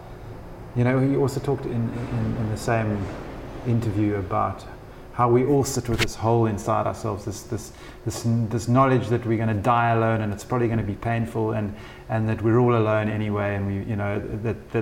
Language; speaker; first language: English; native; English